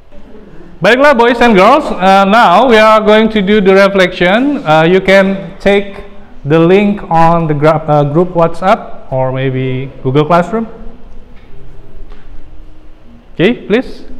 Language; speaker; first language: English; non-native, fluent; Indonesian